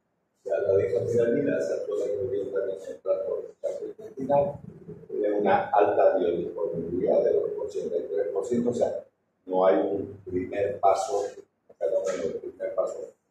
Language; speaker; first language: Spanish; native; Spanish